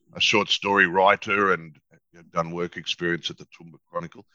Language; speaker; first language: English; native; English